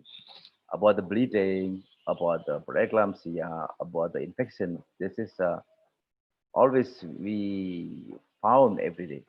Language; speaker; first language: English; non-native, local second language; Indonesian